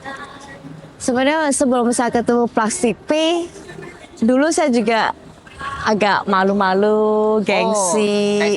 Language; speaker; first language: Indonesian; early bilingual, heritage; Indonesian